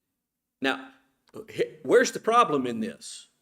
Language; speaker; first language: English; native; English